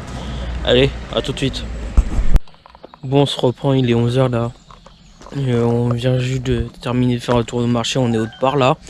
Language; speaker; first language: French; native; French